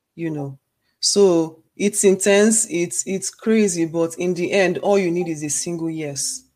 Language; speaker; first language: English; non-native, local second language; Igbo